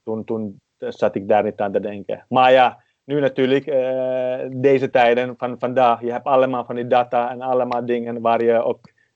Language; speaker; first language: Dutch; non-native, fluent; Finnish